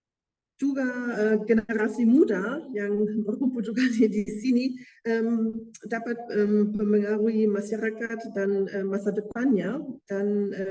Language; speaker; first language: Indonesian; non-native, fluent; German